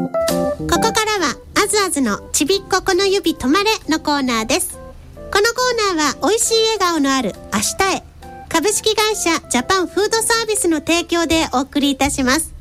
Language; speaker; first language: Japanese; native; Japanese